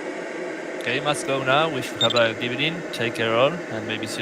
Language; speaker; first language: English; non-native, fluent; Spanish